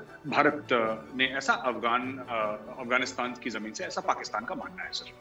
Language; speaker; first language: Hindi; native; Hindi